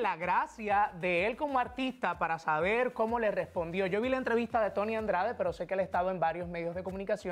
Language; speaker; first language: Spanish; native; Spanish